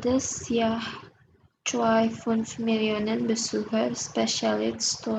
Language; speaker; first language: German; non-native, learner; Indonesian